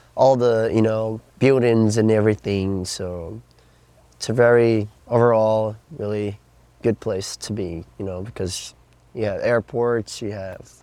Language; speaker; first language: English; non-native, fluent; Portuguese